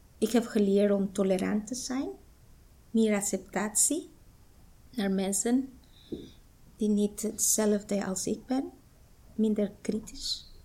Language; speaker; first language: Dutch; non-native, fluent; Spanish